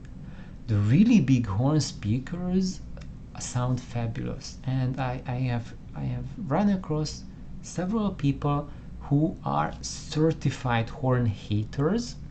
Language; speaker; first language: English; non-native, fluent; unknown